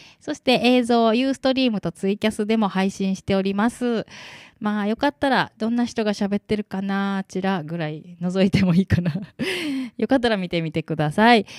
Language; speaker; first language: Japanese; native; Japanese